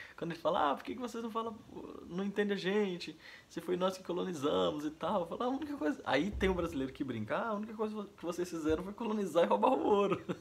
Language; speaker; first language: Portuguese; native; Portuguese